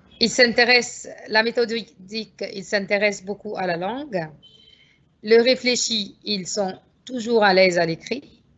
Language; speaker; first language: French; non-native, fluent; Arabic